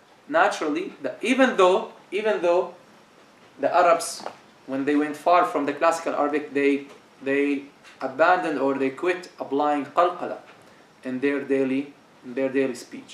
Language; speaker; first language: English; non-native, fluent; Arabic